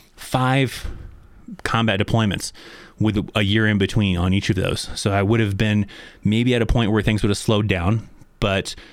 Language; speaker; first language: English; native; English